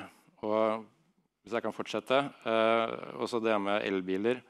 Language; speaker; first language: Norwegian; native; Norwegian